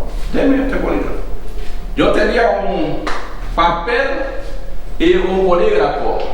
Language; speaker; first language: Spanish; non-native, fluent; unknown